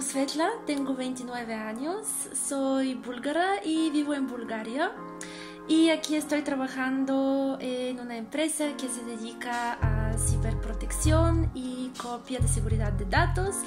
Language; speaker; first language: Spanish; non-native, fluent; Bulgarian